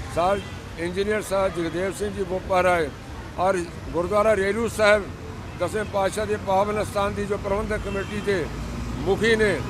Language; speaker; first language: Punjabi; native; Punjabi